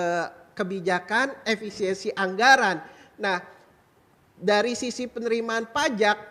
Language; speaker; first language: Indonesian; native; Indonesian